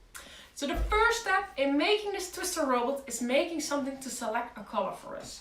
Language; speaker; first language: English; non-native, fluent; Dutch